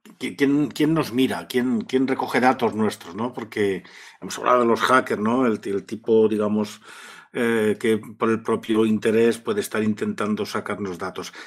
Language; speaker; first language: Spanish; native; Spanish